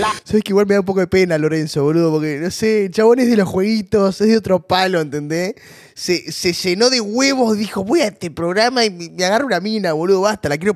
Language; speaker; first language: Spanish; native; Spanish